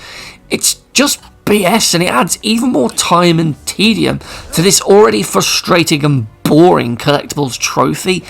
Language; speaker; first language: English; native; English